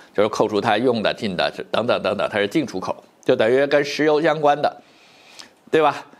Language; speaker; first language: Chinese; native; Chinese